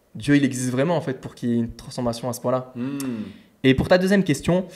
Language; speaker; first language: French; native; French